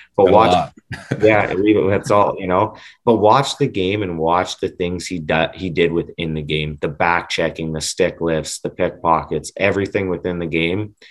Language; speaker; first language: English; native; English